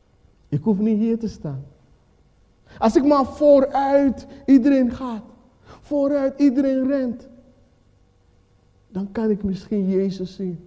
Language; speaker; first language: Dutch; non-native, fluent; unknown